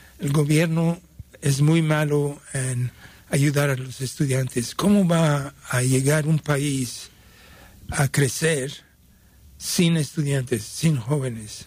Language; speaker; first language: Spanish; early bilingual, other home language; French